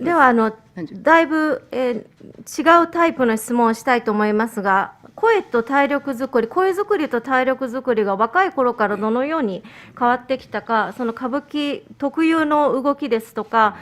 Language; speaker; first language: Japanese; native; Japanese